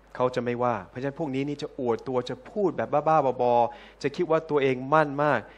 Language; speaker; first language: Thai; early bilingual, heritage; Thai